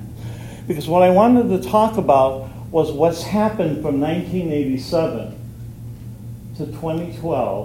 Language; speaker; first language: English; native; English